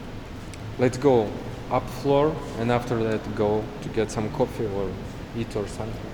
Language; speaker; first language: English; non-native, learner; Russian